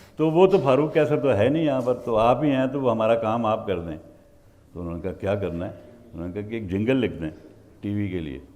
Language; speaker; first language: Urdu; native; Urdu